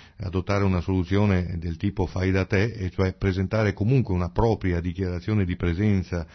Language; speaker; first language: Italian; native; Italian